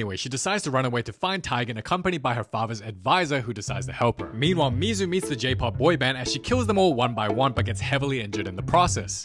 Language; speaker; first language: English; native; English